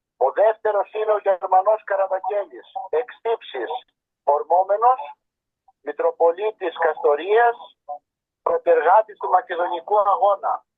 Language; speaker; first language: Greek; native; Greek